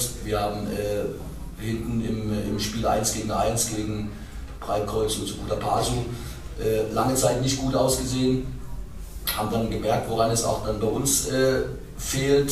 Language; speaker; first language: German; native; German